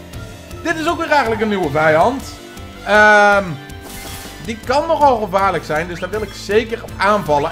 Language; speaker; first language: Dutch; native; Dutch